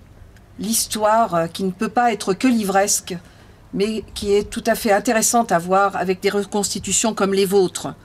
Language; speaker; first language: French; native; French